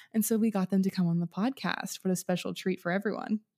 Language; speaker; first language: English; native; English